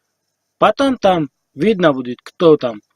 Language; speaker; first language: Russian; non-native, learner; Tajik